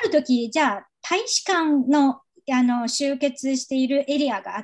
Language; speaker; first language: Japanese; non-native, fluent; Chinese